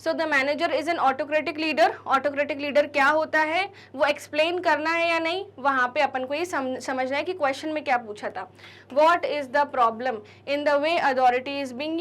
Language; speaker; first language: Hindi; native; Hindi